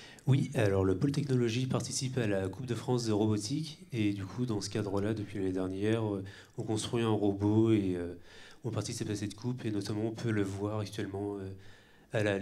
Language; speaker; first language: French; native; French